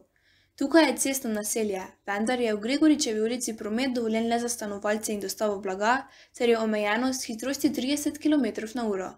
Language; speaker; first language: Slovenian; native; Slovenian